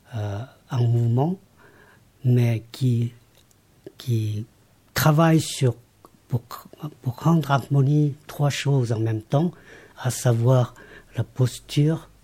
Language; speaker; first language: French; non-native, fluent; Lao